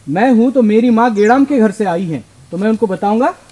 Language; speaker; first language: Hindi; non-native, local second language; Marathi